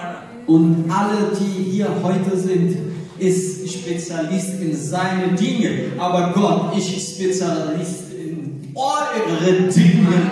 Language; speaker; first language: German; non-native, learner; Portuguese